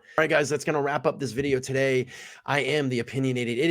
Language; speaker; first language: English; native; English